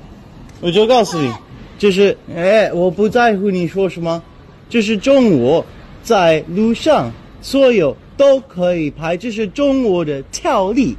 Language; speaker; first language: Chinese; non-native, learner; English